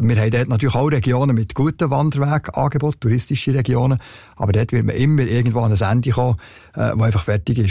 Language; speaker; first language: German; native; German